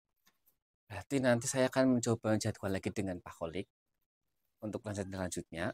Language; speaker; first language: Indonesian; native; Indonesian